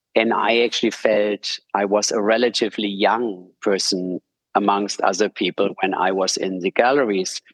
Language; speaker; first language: English; non-native, fluent; German